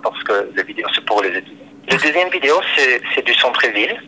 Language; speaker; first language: French; non-native, fluent; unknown